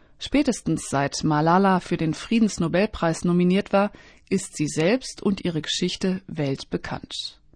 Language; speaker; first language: German; native; German